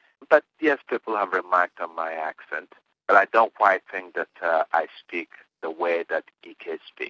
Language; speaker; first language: English; non-native, local second language; Igbo